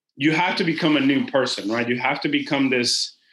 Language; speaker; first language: English; non-native, fluent; Spanish